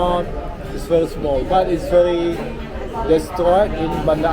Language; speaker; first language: English; non-native, learner; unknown